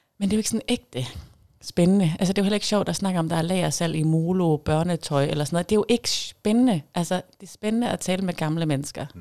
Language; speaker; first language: Danish; native; Danish